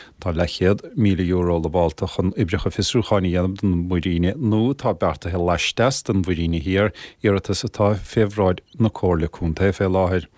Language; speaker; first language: Irish; native; Irish